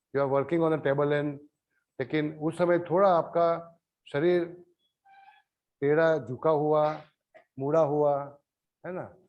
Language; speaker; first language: Hindi; non-native, local second language; Gujarati